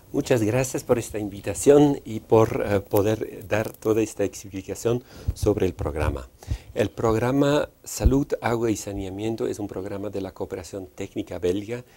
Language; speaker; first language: Spanish; non-native, fluent; Dutch